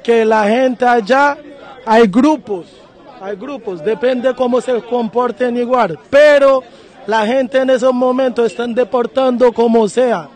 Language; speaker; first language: Spanish; non-native, fluent; Haitian Creole